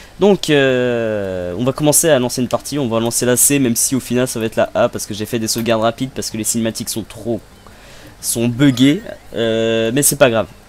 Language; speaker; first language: French; native; French